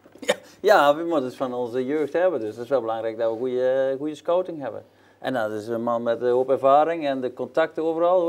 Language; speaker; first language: Dutch; native; Dutch